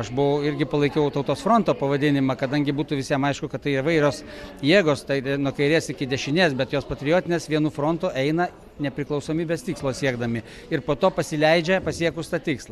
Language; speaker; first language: Lithuanian; native; Lithuanian